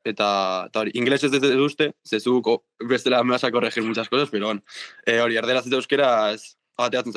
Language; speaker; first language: Basque; native; Basque